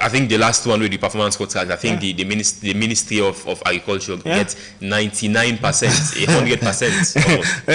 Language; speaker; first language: English; non-native, local second language; Krio